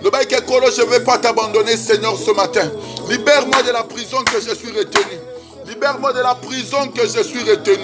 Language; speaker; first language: French; non-native, local second language; Lingala